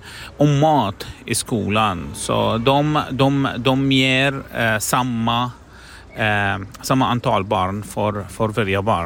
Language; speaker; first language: Swedish; non-native, learner; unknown